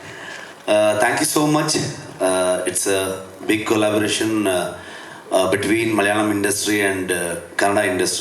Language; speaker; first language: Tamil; non-native, local second language; Kannada